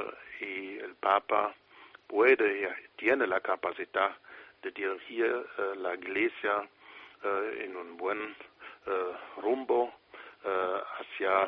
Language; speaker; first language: Spanish; non-native, fluent; German